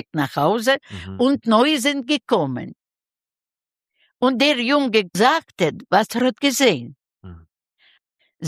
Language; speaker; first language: German; non-native, learner; Russian